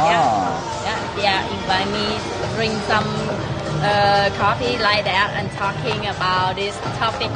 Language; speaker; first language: English; non-native, learner; Vietnamese